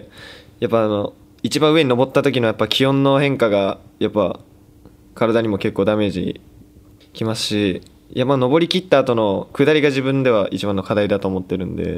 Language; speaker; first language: Japanese; native; Japanese